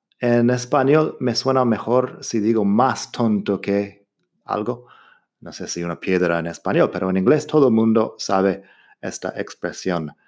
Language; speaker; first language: Spanish; non-native, fluent; English